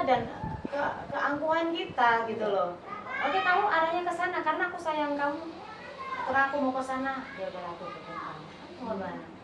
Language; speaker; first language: Indonesian; non-native, local second language; Javanese